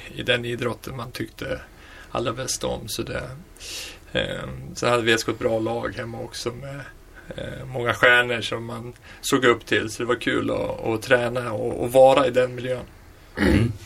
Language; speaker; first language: Swedish; native; Swedish